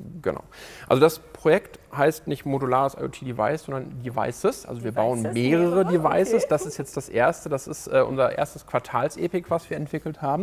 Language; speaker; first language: German; native; German